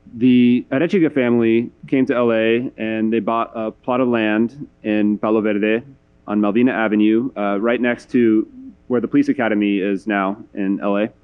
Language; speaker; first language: English; native; English